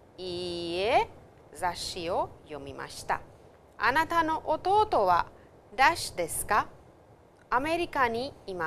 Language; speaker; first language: Japanese; non-native, fluent; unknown